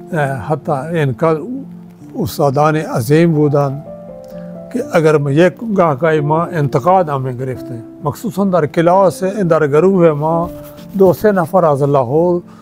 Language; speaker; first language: Persian; non-native, fluent; Punjabi